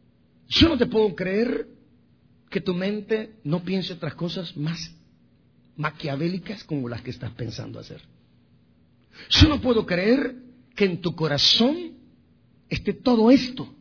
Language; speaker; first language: Spanish; native; Spanish